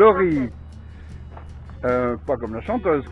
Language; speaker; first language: French; native; French